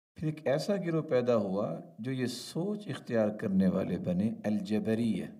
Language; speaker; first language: Urdu; native; Urdu